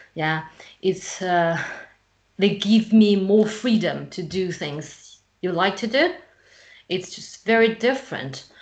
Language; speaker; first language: English; non-native, fluent; Chinese